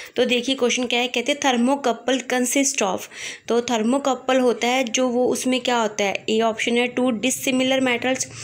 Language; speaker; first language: Hindi; non-native, local second language; Punjabi